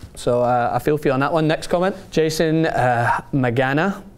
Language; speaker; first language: English; native; English